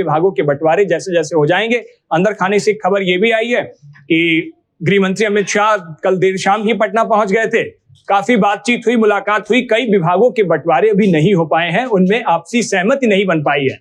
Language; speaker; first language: Hindi; native; Hindi